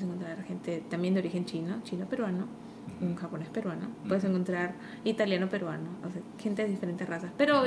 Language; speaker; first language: Spanish; early bilingual, heritage; Spanish